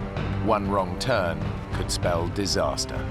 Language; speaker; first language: English; native; English